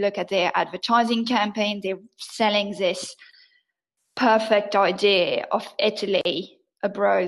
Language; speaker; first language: English; non-native, fluent; French